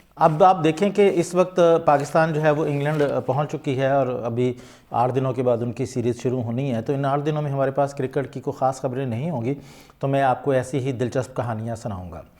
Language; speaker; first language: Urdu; native; Urdu